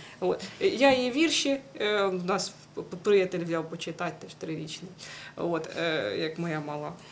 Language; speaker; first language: Ukrainian; native; Ukrainian